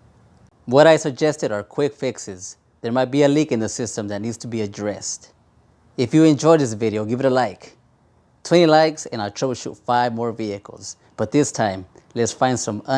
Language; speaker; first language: English; native; English